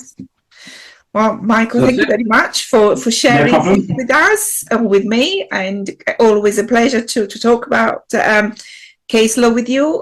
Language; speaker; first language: English; non-native, fluent; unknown